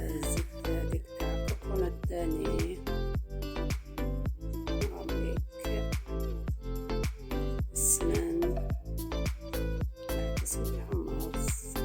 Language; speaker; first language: Arabic; non-native, local second language; Kabyle